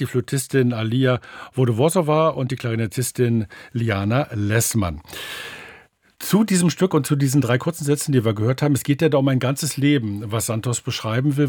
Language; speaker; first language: German; native; German